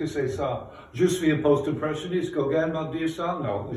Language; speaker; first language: French; non-native, fluent; English